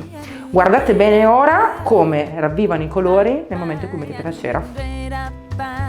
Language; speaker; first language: Italian; native; Italian